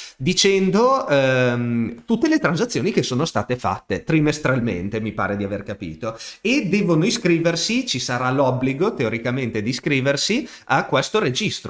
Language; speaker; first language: Italian; native; Italian